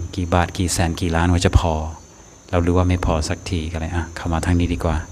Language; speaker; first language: Thai; non-native, fluent; English